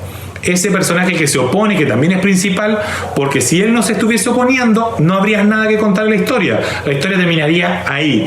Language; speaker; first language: Spanish; native; Spanish